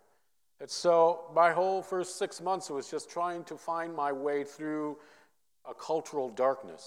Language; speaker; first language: English; early bilingual, other home language; Vietnamese